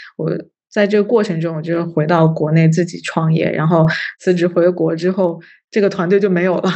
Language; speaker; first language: Chinese; native; Chinese